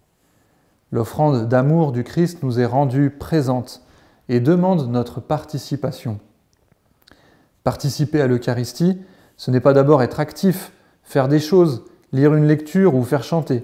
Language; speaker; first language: French; native; French